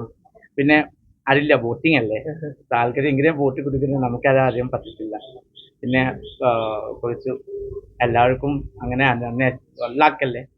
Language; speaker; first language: Malayalam; non-native, local second language; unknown